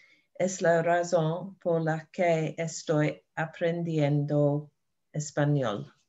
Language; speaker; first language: Spanish; non-native, learner; English